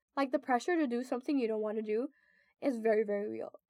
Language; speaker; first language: English; non-native, local second language; Filipino